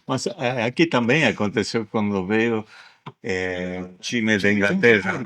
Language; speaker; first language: Portuguese; non-native, fluent; Spanish